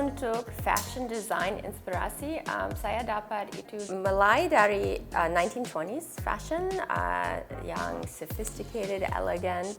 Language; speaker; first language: Indonesian; non-native, learner; English